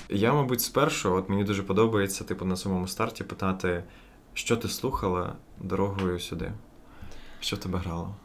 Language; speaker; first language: Ukrainian; non-native, local second language; Russian